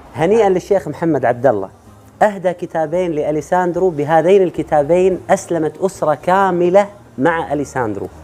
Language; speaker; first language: Arabic; native; Arabic